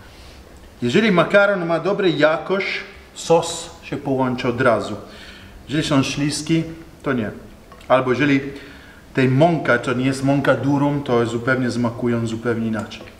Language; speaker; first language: Polish; non-native, learner; Italian